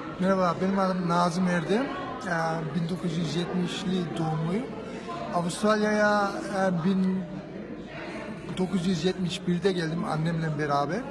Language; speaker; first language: Turkish; early bilingual, heritage; Turkish